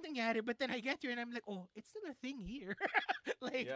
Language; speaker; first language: English; non-native, local second language; Filipino